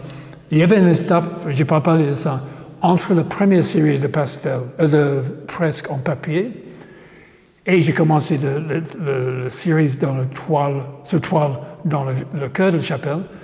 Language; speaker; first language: French; non-native, fluent; English